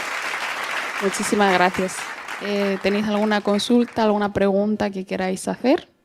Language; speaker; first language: Spanish; native; Spanish